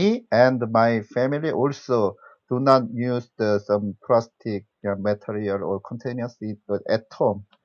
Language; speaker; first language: English; non-native, learner; Korean